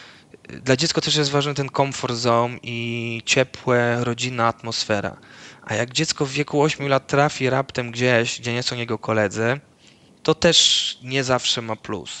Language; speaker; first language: Polish; early bilingual, other home language; Dutch